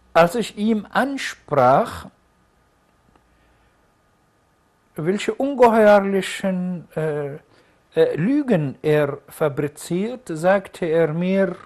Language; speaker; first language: German; non-native, fluent; Arabic